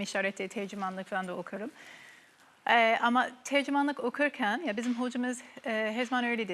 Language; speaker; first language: Turkish; non-native, fluent; English